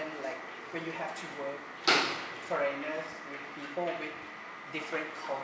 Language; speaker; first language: English; non-native, fluent; Thai